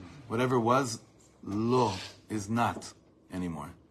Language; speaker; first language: English; native; English